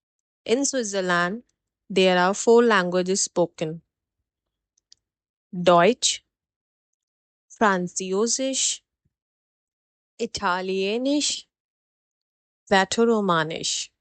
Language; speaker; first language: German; non-native, fluent; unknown